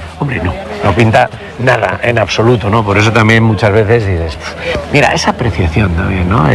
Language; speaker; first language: Spanish; native; Spanish